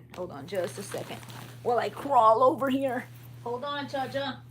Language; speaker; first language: English; native; English